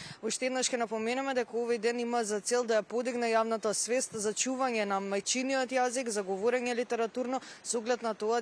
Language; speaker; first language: Macedonian; native; Macedonian